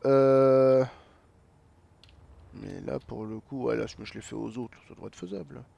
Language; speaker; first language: French; native; French